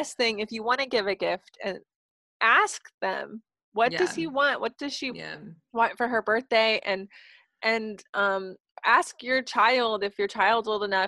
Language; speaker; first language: English; native; English